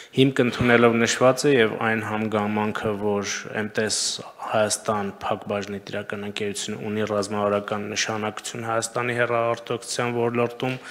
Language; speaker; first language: Armenian; native; Armenian